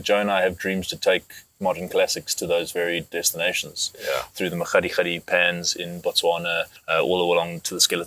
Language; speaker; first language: English; native; English